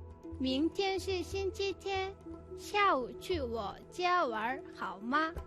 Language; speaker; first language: Chinese; non-native, fluent; Mongolian